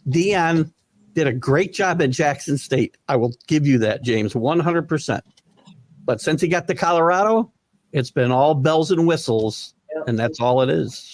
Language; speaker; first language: English; native; English